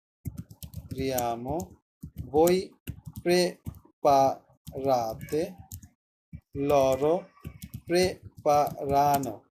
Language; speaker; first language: Italian; non-native, fluent; Bangla